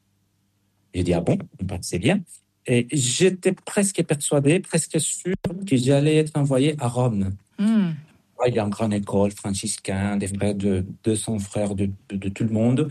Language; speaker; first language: French; non-native, fluent; Spanish